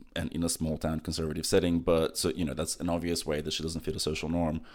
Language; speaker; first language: English; early bilingual, other home language; Macedonian